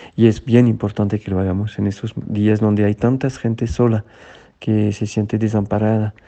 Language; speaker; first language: Spanish; non-native, fluent; French